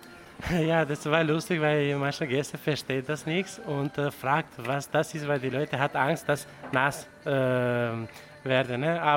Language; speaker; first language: German; non-native, learner; Italian